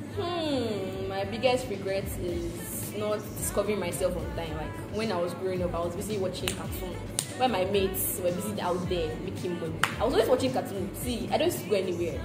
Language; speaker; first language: English; non-native, local second language; Yoruba